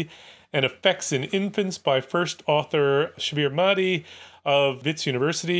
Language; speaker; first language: English; native; English